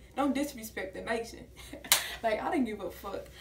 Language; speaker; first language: English; native; English